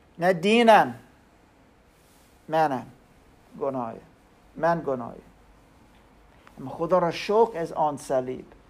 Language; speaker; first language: Persian; non-native, learner; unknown